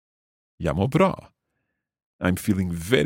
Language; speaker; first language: Swedish; non-native, learner; English